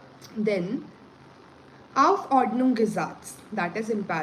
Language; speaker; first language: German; non-native, learner; Hindi